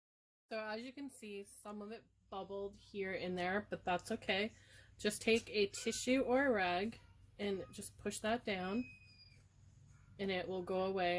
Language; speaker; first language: English; native; English